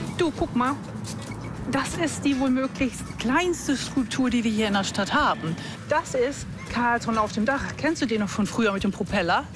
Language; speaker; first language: German; native; German